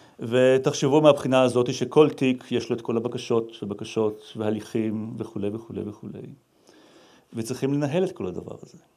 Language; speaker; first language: Hebrew; native; Hebrew